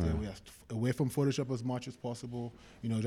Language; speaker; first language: English; non-native, local second language; Yoruba